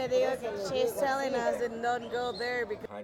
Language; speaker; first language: English; non-native, fluent; Spanish